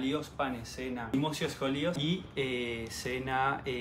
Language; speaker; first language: Greek; early bilingual, heritage; Spanish